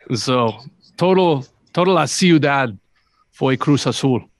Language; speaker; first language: Spanish; non-native, learner; English